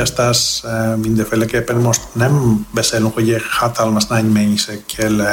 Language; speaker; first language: Hungarian; non-native, fluent; Greek